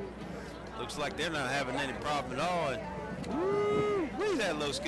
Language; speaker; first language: English; native; English